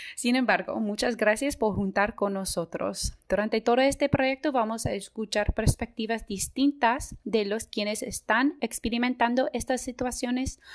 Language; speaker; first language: Spanish; non-native, fluent; English